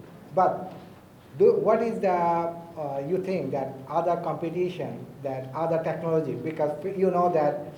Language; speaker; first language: English; non-native, fluent; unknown